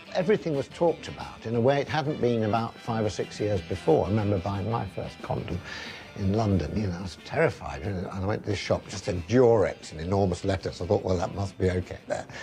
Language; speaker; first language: English; native; English